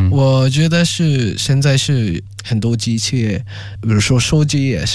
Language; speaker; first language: Chinese; non-native, fluent; Japanese